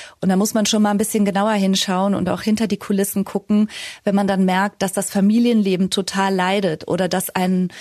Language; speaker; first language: German; native; German